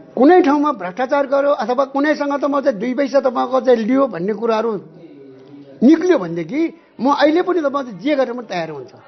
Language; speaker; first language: Nepali; non-native, local second language; Eastern Tamang